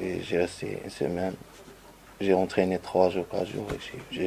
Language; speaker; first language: French; non-native, learner; Arabic